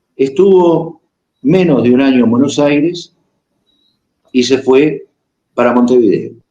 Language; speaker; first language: Spanish; native; Spanish